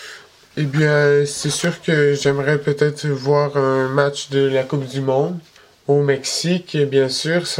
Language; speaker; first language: French; early bilingual, other home language; Spanish